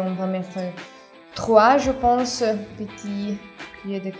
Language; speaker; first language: French; non-native, fluent; Italian